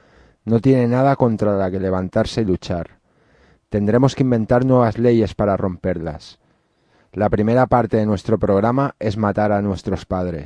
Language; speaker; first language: Spanish; native; Spanish